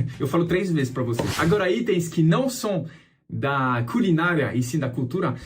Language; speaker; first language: Portuguese; non-native, fluent; French